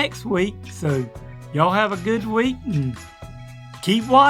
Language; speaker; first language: English; native; English